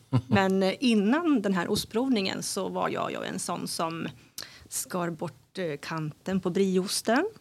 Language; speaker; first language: Swedish; native; Swedish